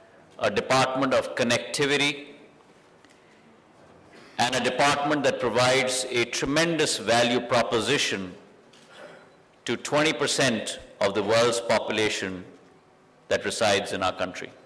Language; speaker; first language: English; non-native, local second language; Hindi